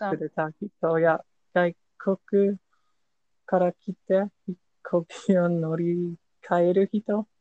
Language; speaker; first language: Japanese; non-native, learner; English